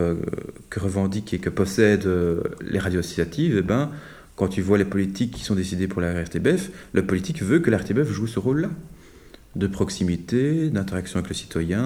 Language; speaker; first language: French; native; French